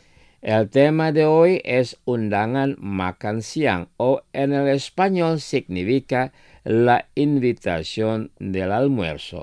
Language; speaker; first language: Spanish; non-native, learner; Indonesian